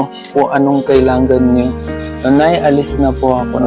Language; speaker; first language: Filipino; non-native, learner; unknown